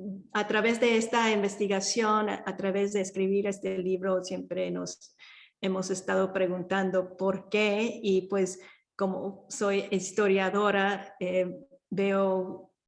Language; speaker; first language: Spanish; early bilingual, heritage; Spanish